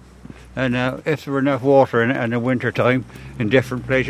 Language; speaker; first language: English; native; English